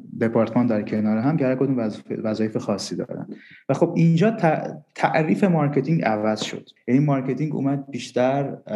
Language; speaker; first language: Persian; non-native, local second language; Armenian